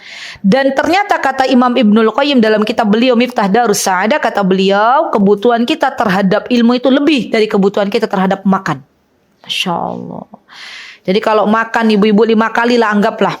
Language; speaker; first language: Indonesian; native; Indonesian